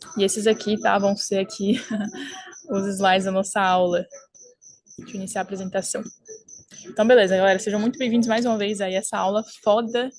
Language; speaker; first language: Portuguese; early bilingual, heritage; French